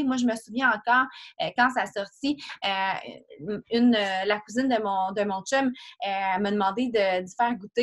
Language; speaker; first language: French; native; French